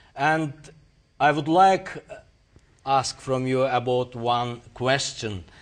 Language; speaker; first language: English; non-native, learner; Azerbaijani